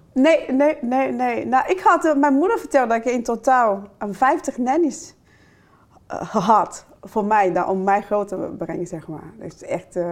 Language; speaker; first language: Dutch; non-native, fluent; Chinese